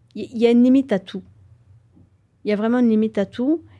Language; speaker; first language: French; native; French